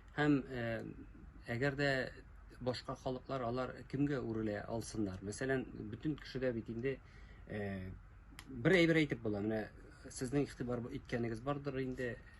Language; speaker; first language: Tatar; native; Tatar